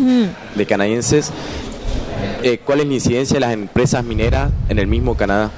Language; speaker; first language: Spanish; native; Spanish